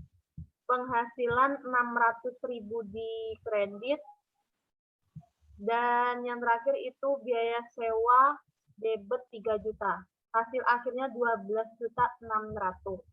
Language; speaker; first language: Indonesian; native; Indonesian